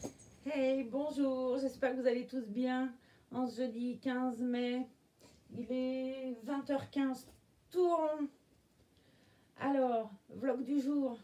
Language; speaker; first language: French; native; French